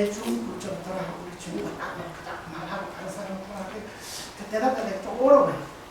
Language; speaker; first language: Korean; non-native, learner; Tibetan